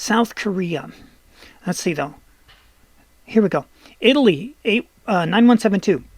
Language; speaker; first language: English; native; English